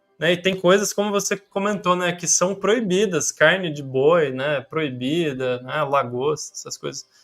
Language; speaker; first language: Portuguese; native; Portuguese